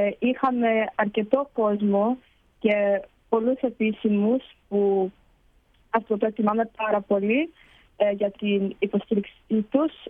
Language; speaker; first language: Greek; early bilingual, heritage; Greek